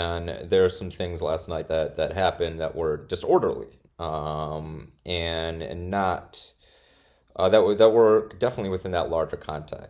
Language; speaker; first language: English; native; English